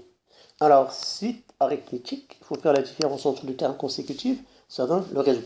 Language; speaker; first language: French; non-native, local second language; Arabic